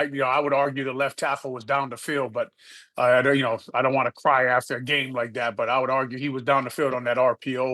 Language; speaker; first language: English; native; English